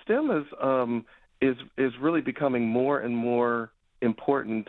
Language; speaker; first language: English; native; English